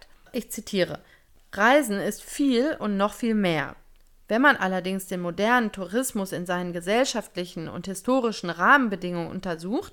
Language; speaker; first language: German; native; German